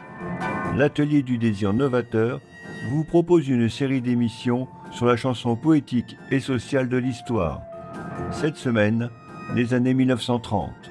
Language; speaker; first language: French; native; French